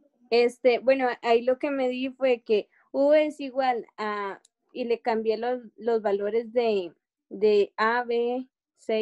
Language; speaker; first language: Spanish; native; Spanish